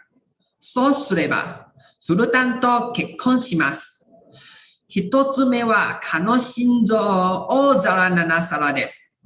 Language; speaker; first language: Japanese; non-native, learner; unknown